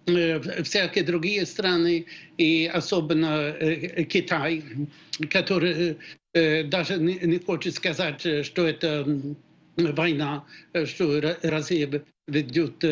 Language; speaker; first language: Russian; non-native, fluent; Swedish